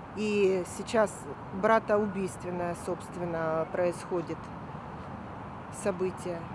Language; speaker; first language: Russian; native; Russian